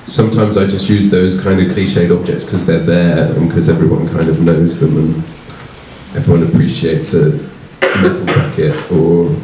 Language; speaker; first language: English; native; English